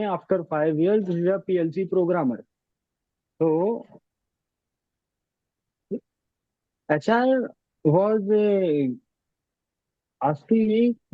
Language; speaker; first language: English; non-native, learner; Hindi